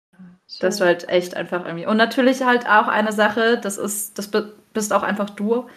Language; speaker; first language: German; native; German